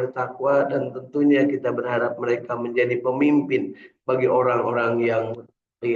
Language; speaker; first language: Indonesian; native; Indonesian